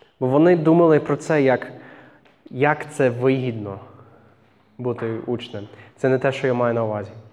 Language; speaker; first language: Ukrainian; non-native, fluent; English